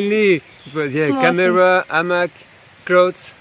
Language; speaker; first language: English; non-native, learner; French